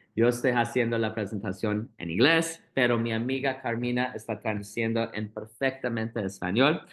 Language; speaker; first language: Spanish; non-native, learner; English